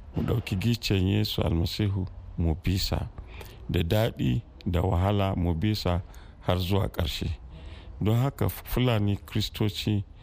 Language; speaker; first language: Hausa; non-native, local second language; Fula